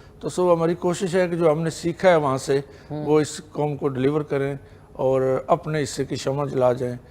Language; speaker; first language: Urdu; non-native, local second language; Punjabi